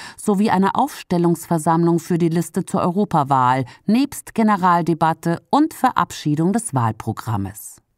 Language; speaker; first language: German; native; German